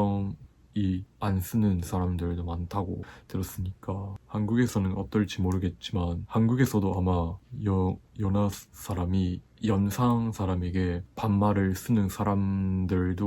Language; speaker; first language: Korean; non-native, fluent; Japanese